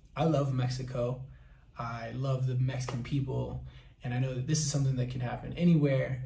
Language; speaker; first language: English; native; English